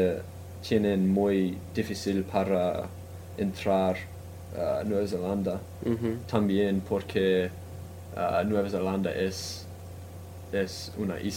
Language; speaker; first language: Spanish; non-native, fluent; English